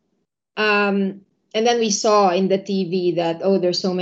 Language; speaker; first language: English; non-native, local second language; Filipino